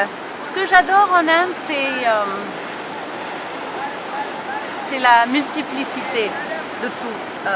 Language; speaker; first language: French; early bilingual, heritage; French